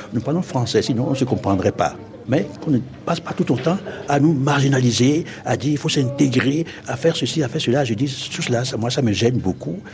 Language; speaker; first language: French; non-native, local second language; Fon